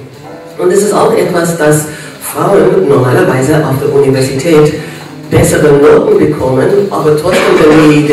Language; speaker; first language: German; non-native, fluent; English